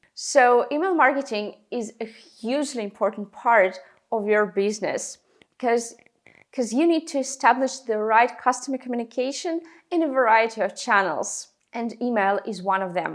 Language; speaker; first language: English; non-native, fluent; Russian